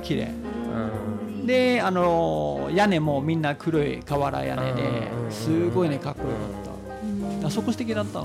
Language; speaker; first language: Japanese; non-native, fluent; Danish